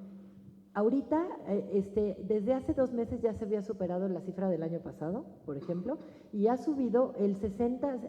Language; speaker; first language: Spanish; native; Spanish